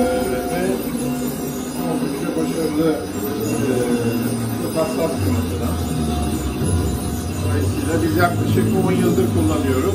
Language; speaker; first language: Turkish; native; Turkish